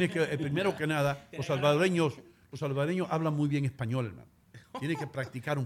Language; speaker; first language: Spanish; native; Spanish